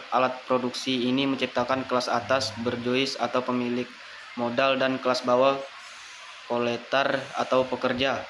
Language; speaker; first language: Indonesian; native; Indonesian